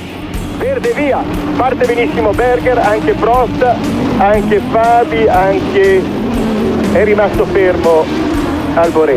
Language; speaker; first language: Italian; native; Italian